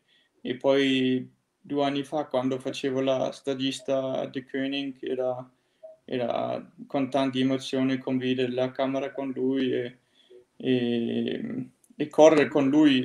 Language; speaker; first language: Italian; non-native, fluent; Danish